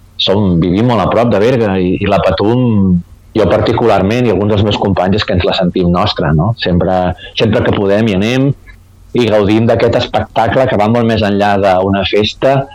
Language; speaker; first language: Catalan; native; Catalan